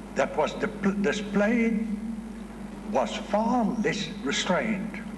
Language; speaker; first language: English; non-native, local second language; Afrikaans